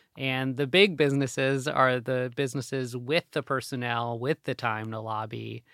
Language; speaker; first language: English; early bilingual, other home language; Hindi